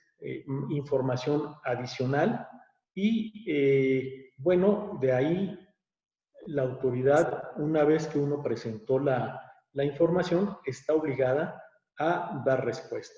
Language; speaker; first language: Spanish; native; Spanish